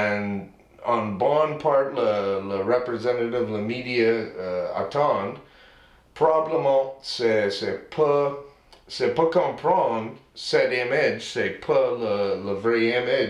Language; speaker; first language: French; non-native, learner; English